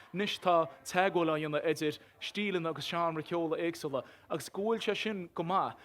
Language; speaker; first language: Irish; native; Irish